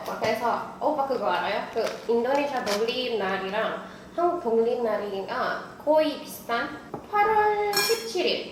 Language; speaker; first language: Korean; non-native, fluent; Indonesian